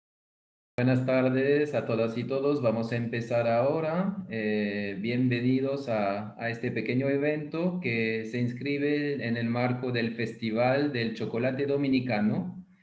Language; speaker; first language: Spanish; non-native, fluent; French